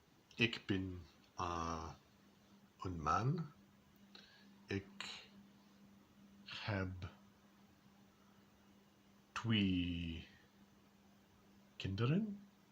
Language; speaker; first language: Dutch; non-native, learner; English